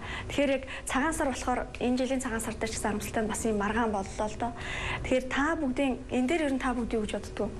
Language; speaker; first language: Mongolian; native; Mongolian